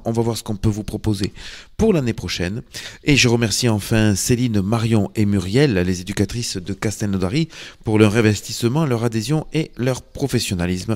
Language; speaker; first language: French; native; French